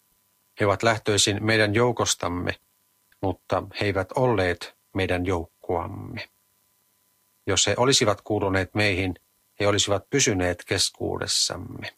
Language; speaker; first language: Finnish; native; Finnish